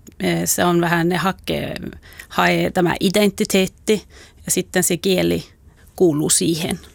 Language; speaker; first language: Finnish; non-native, local second language; Swedish